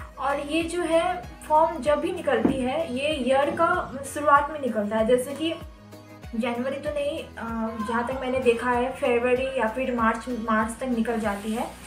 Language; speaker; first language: Hindi; non-native, local second language; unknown